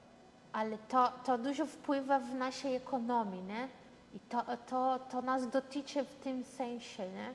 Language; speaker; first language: Polish; early bilingual, heritage; Portuguese